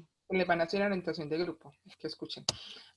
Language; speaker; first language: Spanish; native; Spanish